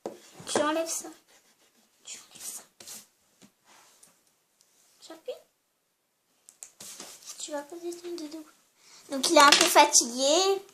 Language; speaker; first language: French; native; French